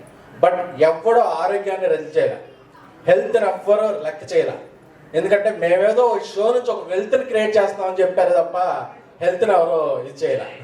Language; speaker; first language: Telugu; native; Telugu